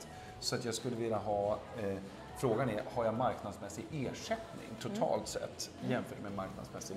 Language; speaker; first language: Swedish; native; Swedish